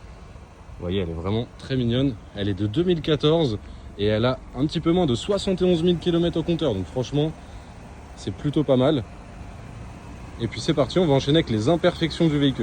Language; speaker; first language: French; native; French